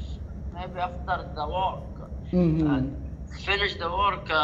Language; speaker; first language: English; non-native, learner; Arabic